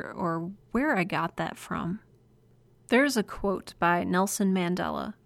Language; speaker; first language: English; native; English